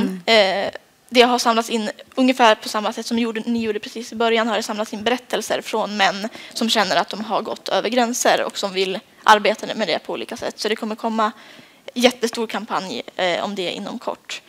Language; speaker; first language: Swedish; native; Swedish